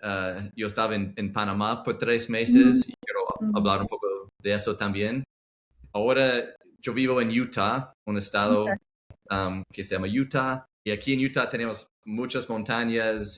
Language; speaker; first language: Spanish; non-native, learner; English